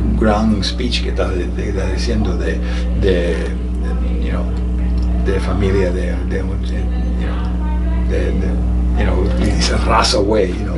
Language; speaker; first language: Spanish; early bilingual, heritage; Spanish